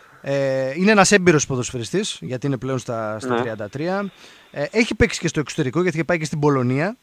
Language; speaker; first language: Greek; native; Greek